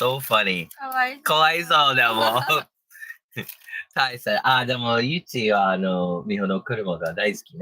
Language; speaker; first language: Japanese; non-native, learner; English